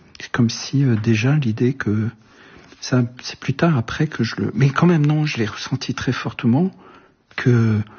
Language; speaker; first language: French; early bilingual, other home language; Arabic